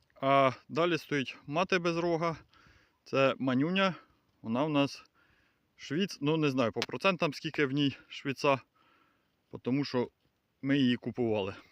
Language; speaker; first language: Ukrainian; native; Ukrainian